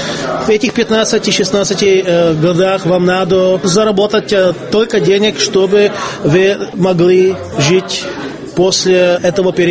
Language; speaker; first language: Russian; non-native, fluent; Czech